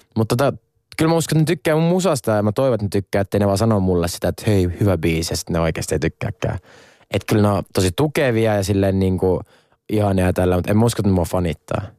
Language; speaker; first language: Finnish; non-native, local second language; Swedish